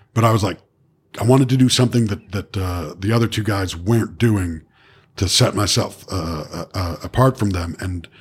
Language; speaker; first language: English; native; English